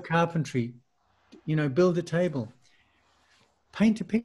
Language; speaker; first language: English; native; English